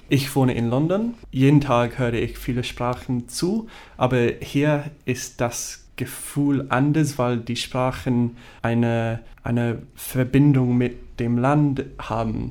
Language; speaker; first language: German; non-native, fluent; English